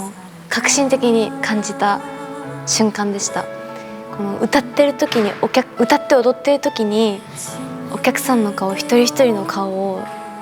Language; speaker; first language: Japanese; native; Japanese